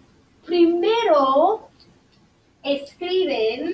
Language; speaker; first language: Spanish; non-native, fluent; English